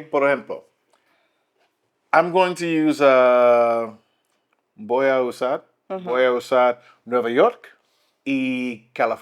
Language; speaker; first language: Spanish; non-native, learner; English